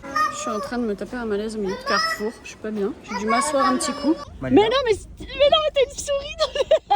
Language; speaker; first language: French; native; French